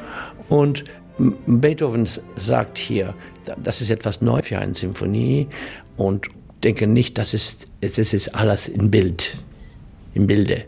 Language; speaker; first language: German; non-native, learner; English